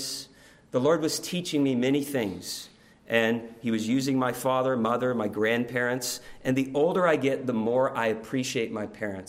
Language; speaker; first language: English; native; English